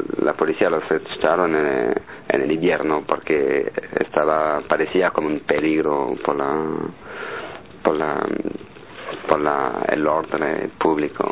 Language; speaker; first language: Spanish; non-native, fluent; French